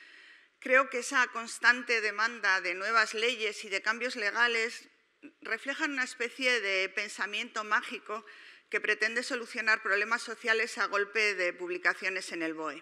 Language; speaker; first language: Spanish; native; Spanish